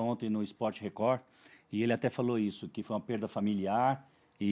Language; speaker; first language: Portuguese; native; Portuguese